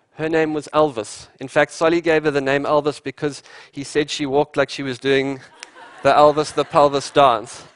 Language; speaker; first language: English; native; English